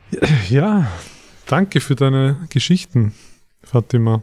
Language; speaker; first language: German; native; German